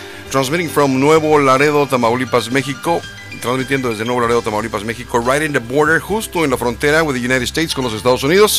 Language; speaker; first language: Spanish; native; Spanish